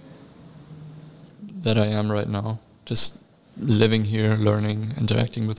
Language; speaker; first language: English; non-native, fluent; German